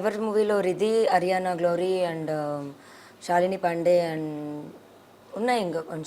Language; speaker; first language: Telugu; native; Telugu